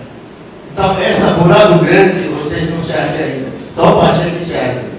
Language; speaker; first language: Portuguese; non-native, local second language; Yanomámi